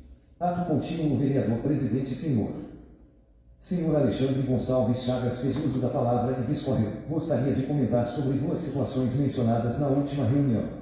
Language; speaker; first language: Portuguese; native; Portuguese